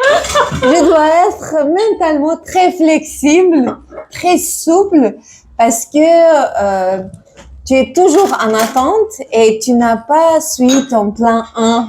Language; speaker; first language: French; non-native, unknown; Tajik